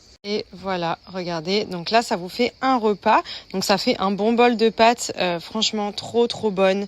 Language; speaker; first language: French; native; French